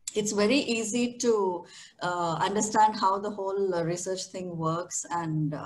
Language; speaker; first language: English; non-native, local second language; Kannada